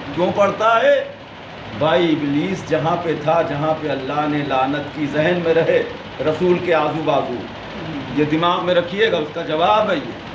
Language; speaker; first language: Urdu; native; Urdu